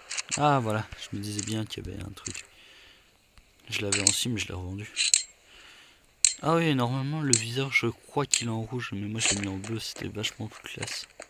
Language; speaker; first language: French; native; French